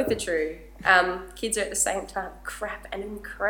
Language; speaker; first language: English; native; English